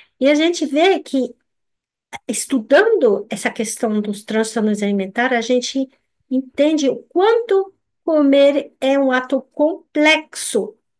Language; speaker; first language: Portuguese; non-native, fluent; French